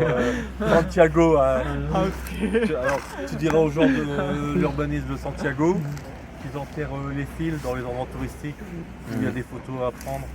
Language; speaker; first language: French; native; French